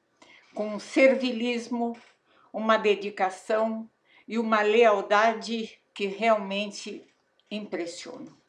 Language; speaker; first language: Portuguese; native; Portuguese